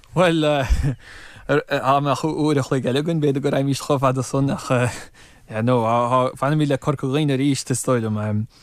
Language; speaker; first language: Irish; non-native, fluent; English